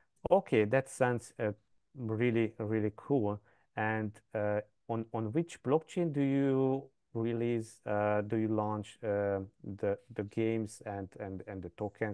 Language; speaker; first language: English; non-native, fluent; Hungarian